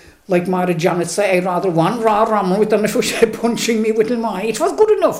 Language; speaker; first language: English; native; English